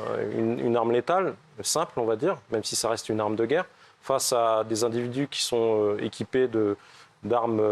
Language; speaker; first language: French; native; French